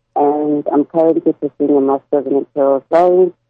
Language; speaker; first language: English; non-native, local second language; Tswana